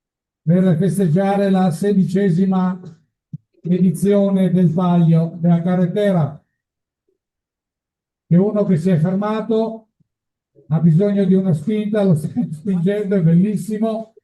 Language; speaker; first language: Italian; native; Italian